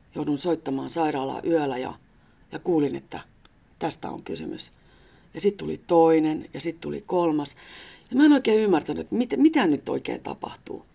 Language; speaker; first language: Finnish; native; Finnish